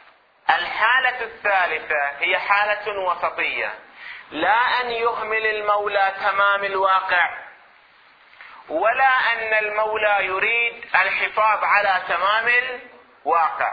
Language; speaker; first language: Arabic; native; Arabic